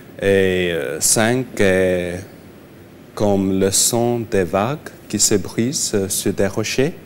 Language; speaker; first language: French; non-native, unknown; English